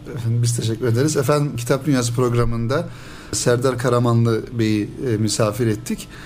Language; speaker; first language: Turkish; native; Turkish